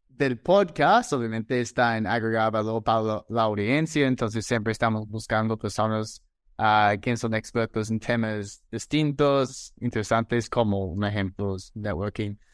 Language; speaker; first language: Spanish; non-native, fluent; English